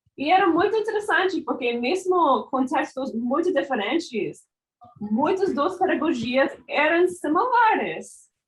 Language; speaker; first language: Portuguese; non-native, fluent; English